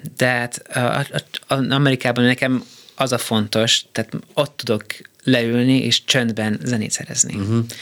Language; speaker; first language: Hungarian; early bilingual, heritage; Hungarian